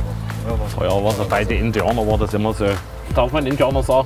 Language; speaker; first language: German; native; German